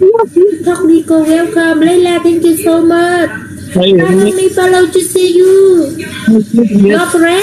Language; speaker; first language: English; non-native, learner; Vietnamese